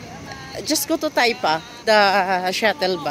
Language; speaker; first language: English; non-native, local second language; Cebuano